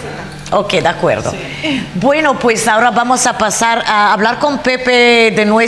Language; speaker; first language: Spanish; native; Spanish